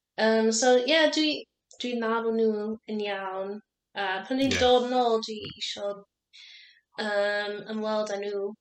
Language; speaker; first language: Welsh; non-native, learner; English